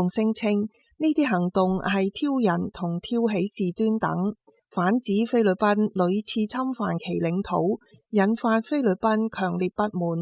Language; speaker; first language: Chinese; non-native, local second language; Cantonese